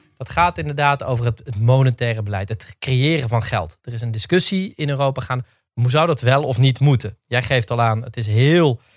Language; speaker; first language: Dutch; native; Dutch